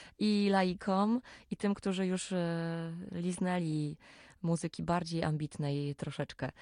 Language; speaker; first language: Polish; non-native, local second language; Kashubian